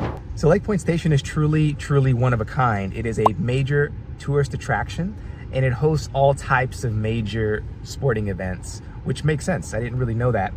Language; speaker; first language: English; native; English